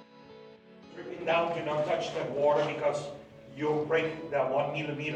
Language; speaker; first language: English; non-native, fluent; Papiamento